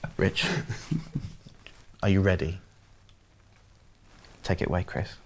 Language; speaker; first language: English; native; English